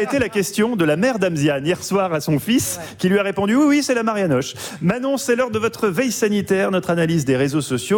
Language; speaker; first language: French; native; French